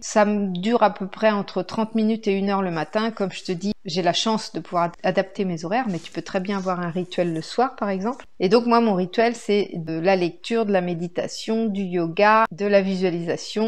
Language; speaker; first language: French; native; French